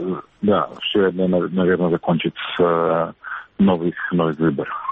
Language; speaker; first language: Russian; non-native, learner; Macedonian